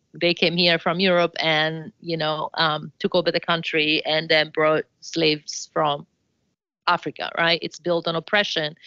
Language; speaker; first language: English; non-native, fluent; Italian